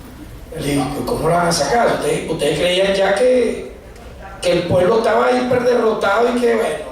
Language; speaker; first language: Spanish; native; Spanish